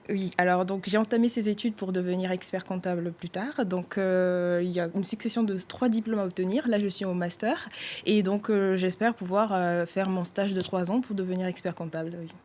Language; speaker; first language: French; non-native, local second language; Sango